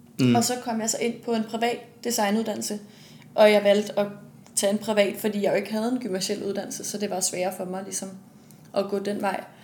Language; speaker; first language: Danish; native; Danish